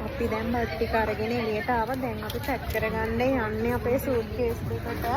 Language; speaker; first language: Sinhala; native; Sinhala